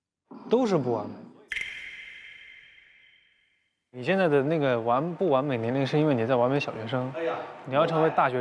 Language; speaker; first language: Chinese; native; Chinese